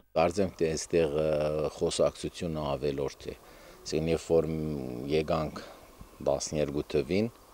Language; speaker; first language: Armenian; early bilingual, heritage; Armenian